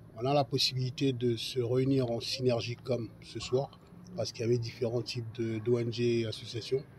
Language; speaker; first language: French; non-native, local second language; Lingala